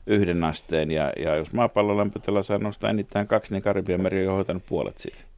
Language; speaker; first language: Finnish; native; Finnish